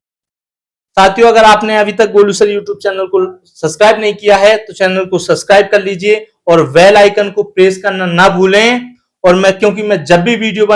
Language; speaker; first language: Hindi; native; Hindi